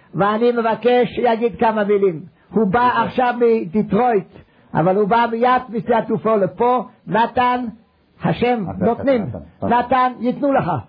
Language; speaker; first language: Hebrew; non-native, fluent; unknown